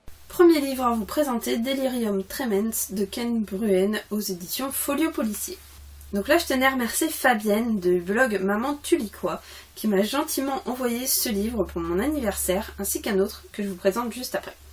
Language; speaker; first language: French; native; French